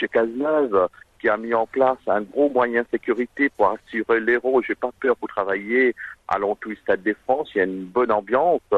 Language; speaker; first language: French; non-native, local second language; Morisyen